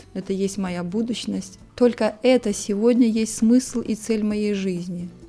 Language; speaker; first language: Russian; native; Russian